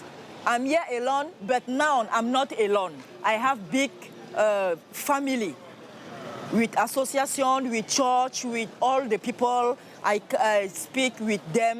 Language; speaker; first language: English; non-native, learner; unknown